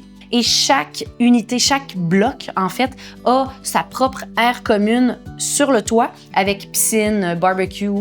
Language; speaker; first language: French; native; French